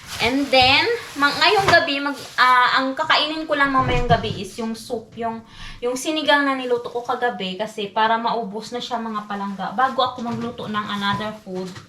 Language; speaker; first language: Filipino; non-native, local second language; Cebuano